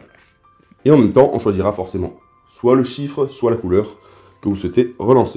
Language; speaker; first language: French; native; French